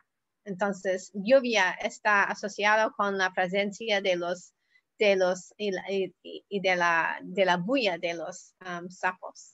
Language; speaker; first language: Spanish; non-native, learner; English